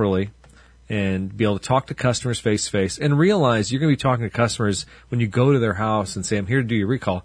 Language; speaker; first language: English; native; English